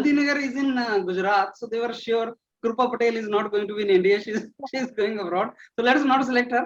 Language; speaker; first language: English; non-native, local second language; Hindi